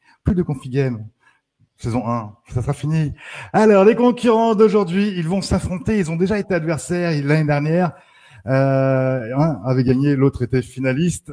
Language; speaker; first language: French; native; French